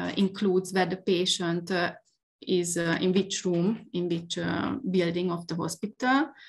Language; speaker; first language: English; non-native, fluent; Hungarian